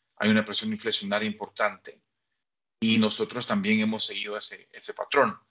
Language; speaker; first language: Spanish; native; Spanish